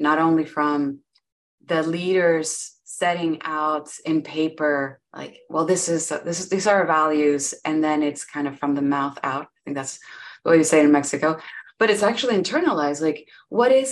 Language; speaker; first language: English; non-native, fluent; Spanish